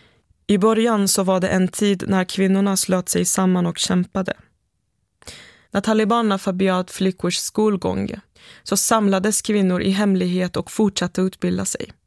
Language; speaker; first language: Swedish; early bilingual, other home language; Persian